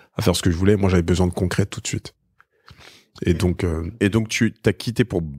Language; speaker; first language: French; native; French